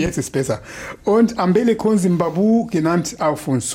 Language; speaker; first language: German; non-native, fluent; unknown